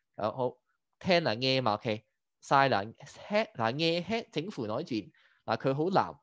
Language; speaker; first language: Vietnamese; non-native, fluent; Cantonese